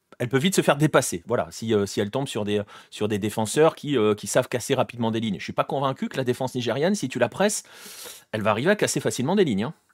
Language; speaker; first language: French; native; French